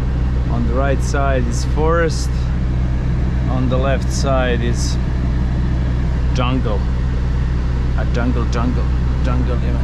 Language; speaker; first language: English; non-native, learner; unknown